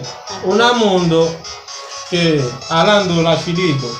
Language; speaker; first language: Spanish; non-native, learner; Haitian Creole